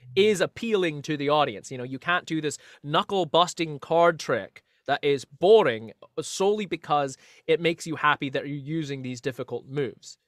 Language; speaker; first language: English; native; English